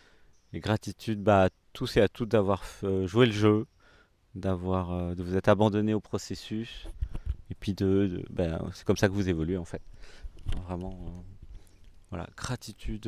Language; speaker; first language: French; native; French